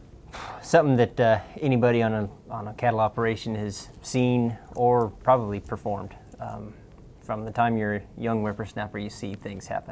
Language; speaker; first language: English; native; English